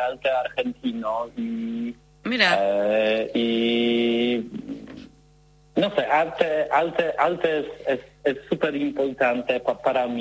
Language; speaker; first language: Spanish; non-native, learner; Polish